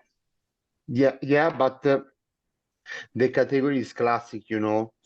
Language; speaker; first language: English; non-native, learner; Italian